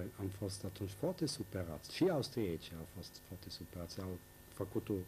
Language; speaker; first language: Romanian; non-native, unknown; German